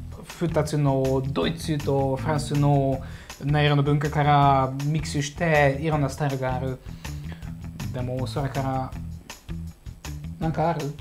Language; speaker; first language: Japanese; non-native, fluent; Hungarian